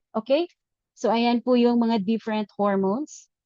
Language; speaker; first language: Filipino; native; Filipino